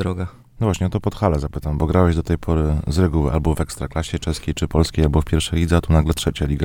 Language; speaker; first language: Polish; native; Polish